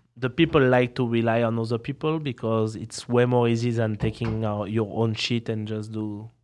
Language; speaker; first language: English; non-native, fluent; French